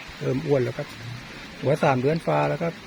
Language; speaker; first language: Thai; native; Thai